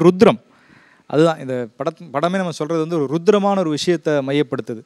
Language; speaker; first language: Tamil; native; Tamil